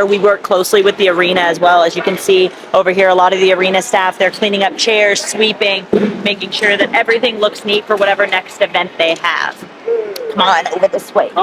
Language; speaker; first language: English; native; English